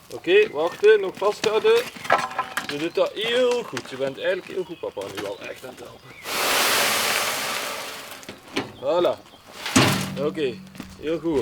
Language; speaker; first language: Dutch; native; Dutch